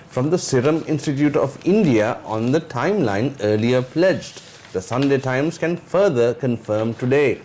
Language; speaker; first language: English; non-native, local second language; Sinhala